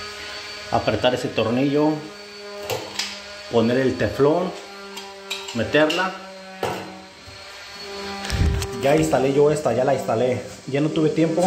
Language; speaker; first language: Spanish; native; Spanish